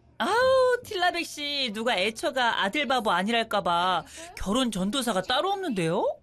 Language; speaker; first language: Korean; native; Korean